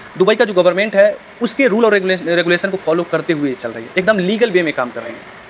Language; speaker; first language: Hindi; native; Hindi